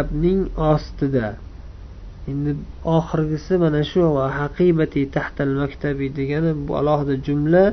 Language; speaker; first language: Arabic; non-native, fluent; Uzbek